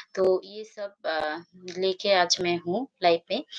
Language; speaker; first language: Hindi; non-native, local second language; Bangla